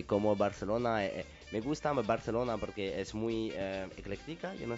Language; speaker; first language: Spanish; non-native, learner; French